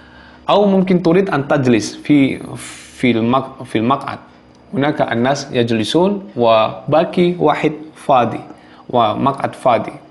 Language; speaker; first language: Arabic; non-native, fluent; Javanese